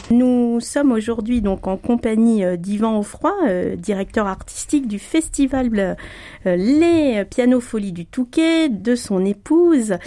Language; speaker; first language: French; native; French